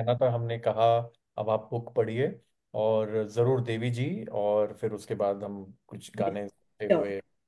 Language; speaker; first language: Hindi; native; Hindi